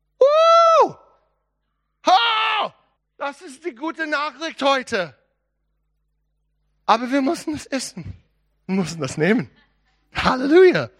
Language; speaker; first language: German; non-native, learner; English